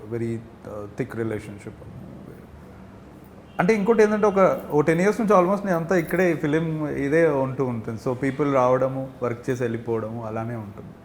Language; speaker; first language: Telugu; native; Telugu